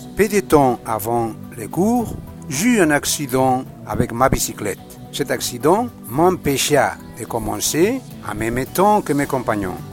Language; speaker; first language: French; non-native, learner; Spanish